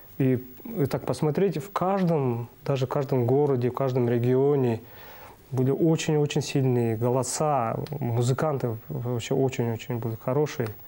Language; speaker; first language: Russian; non-native, local second language; Buriat